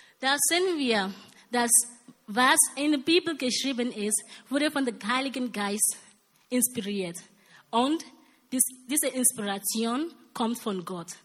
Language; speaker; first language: German; non-native, learner; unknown